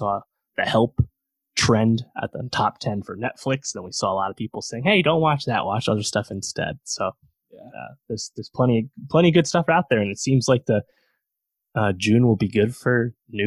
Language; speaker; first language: English; native; English